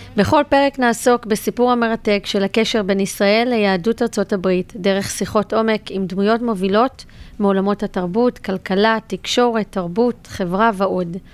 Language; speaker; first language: Hebrew; native; Hebrew